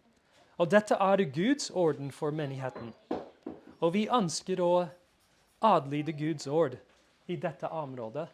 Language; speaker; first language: Norwegian; non-native, fluent; English